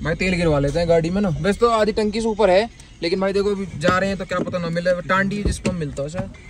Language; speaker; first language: Hindi; native; Hindi